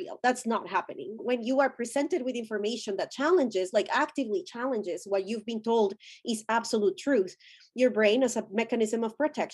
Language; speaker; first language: English; non-native, fluent; Spanish